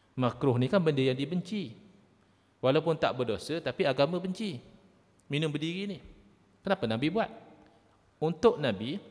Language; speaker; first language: Malay; native; Malay